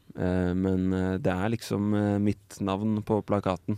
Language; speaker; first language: Norwegian; native; Norwegian